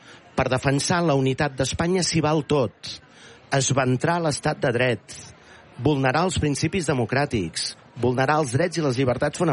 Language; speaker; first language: Catalan; native; Catalan